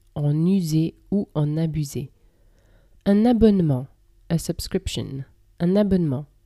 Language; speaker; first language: French; native; French